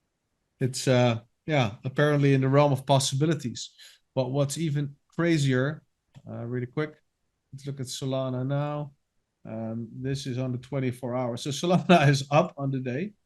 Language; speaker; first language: English; non-native, fluent; Dutch